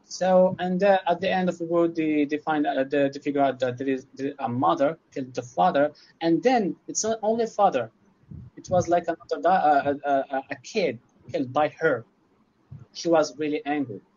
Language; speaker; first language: English; non-native, learner; Arabic